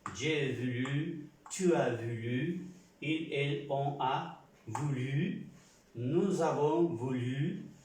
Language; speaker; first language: French; non-native, fluent; Spanish